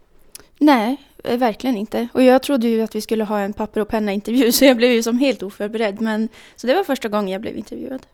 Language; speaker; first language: Swedish; native; Swedish